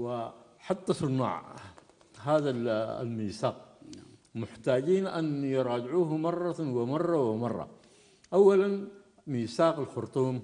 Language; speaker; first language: Arabic; native; Arabic